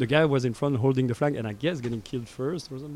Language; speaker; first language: English; non-native, fluent; French